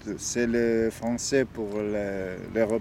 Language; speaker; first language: French; non-native, fluent; Serbian